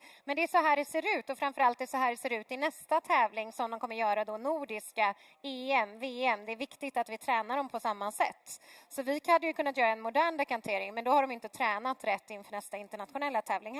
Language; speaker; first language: Swedish; native; Swedish